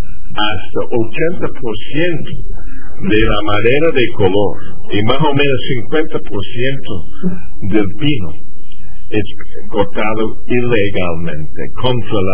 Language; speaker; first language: Spanish; non-native, fluent; English